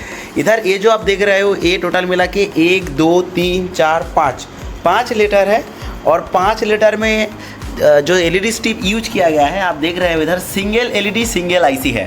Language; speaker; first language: Hindi; non-native, local second language; Odia